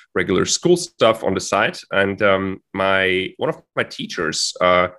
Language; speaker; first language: English; non-native, fluent; German